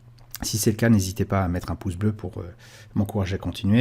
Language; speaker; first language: French; native; French